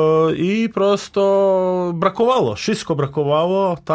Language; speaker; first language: Polish; non-native, learner; Serbian